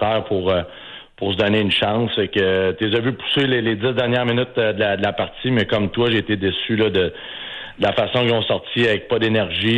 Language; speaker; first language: French; native; French